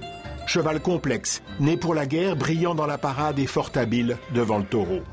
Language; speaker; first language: French; native; French